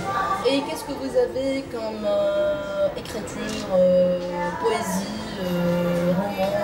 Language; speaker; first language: French; non-native, local second language; Arabic